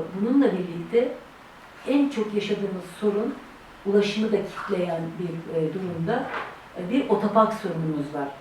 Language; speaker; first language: Turkish; native; Turkish